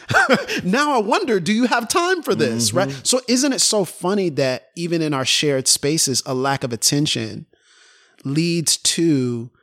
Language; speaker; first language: English; native; English